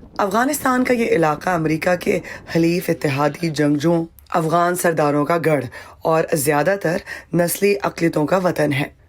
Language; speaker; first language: Urdu; native; Urdu